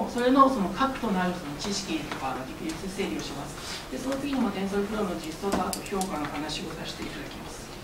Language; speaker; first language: Japanese; early bilingual, other home language; Chinese